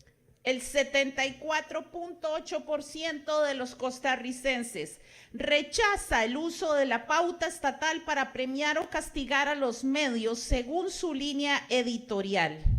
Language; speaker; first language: Spanish; native; Spanish